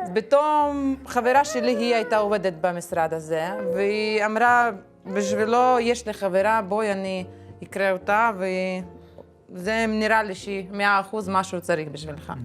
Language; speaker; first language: Hebrew; non-native, fluent; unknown